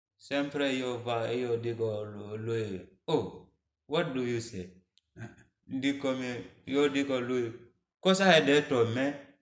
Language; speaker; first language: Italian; non-native, learner; Mandingo